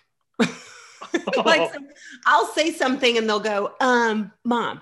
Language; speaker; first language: English; native; English